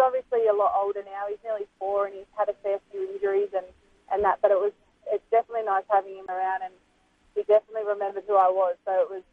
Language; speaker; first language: English; native; English